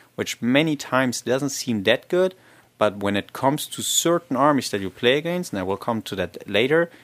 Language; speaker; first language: English; non-native, fluent; German